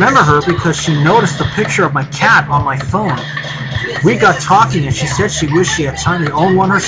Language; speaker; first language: English; native; English